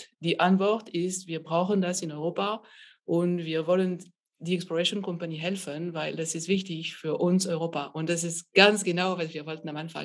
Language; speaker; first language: German; non-native, fluent; French